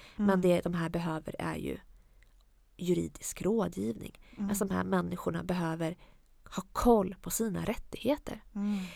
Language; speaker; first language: Swedish; early bilingual, other home language; Arabic